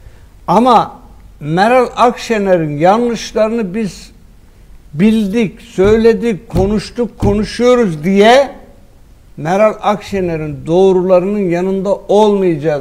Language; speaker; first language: Turkish; native; Turkish